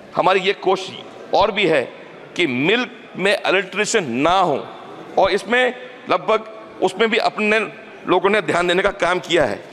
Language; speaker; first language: Hindi; native; Hindi